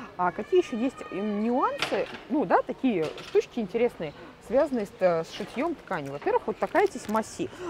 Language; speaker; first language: Russian; native; Russian